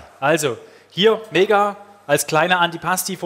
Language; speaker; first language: German; native; German